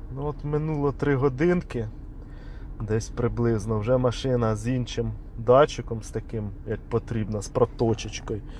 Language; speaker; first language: Ukrainian; non-native, local second language; Russian